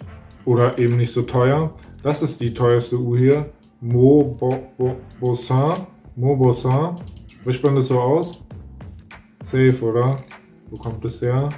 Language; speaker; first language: German; native; German